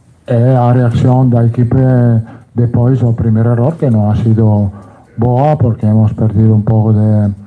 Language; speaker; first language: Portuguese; non-native, learner; Italian